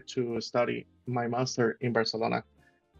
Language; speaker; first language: English; non-native, learner; Spanish